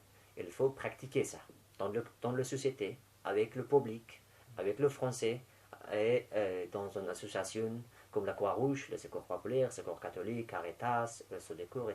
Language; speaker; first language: French; non-native, fluent; Persian